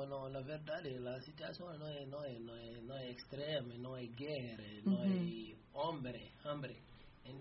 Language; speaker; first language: Spanish; non-native, learner; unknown